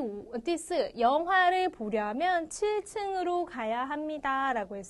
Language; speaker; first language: Korean; non-native, fluent; Chinese